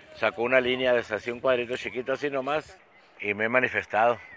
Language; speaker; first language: Spanish; native; Spanish